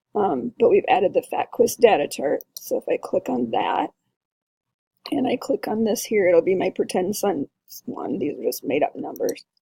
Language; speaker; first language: English; native; English